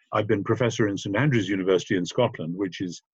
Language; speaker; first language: English; native; English